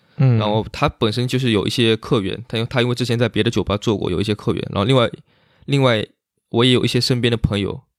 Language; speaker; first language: Chinese; native; Chinese